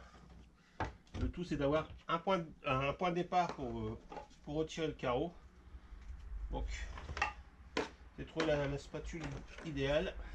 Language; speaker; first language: French; native; French